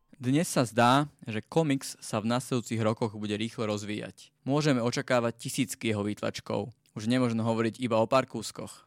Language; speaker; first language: Slovak; native; Slovak